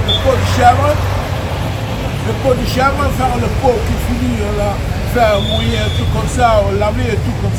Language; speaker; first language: French; non-native, learner; Arabic